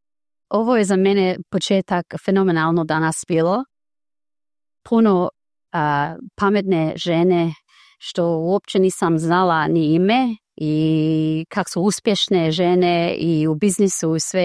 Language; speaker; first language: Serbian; early bilingual, heritage; Croatian